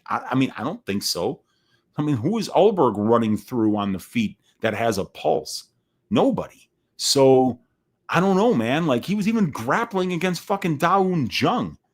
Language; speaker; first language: English; native; English